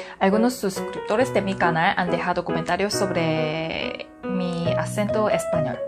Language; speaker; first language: Spanish; non-native, learner; Korean